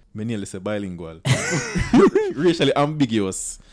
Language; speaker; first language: English; non-native, local second language; Jamaican Creole English